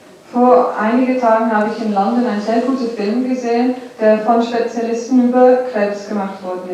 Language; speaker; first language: German; non-native, fluent; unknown